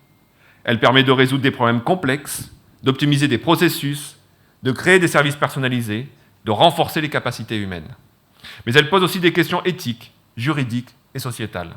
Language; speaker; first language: French; native; French